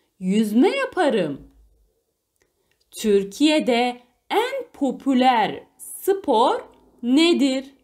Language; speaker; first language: Turkish; non-native, fluent; Arabic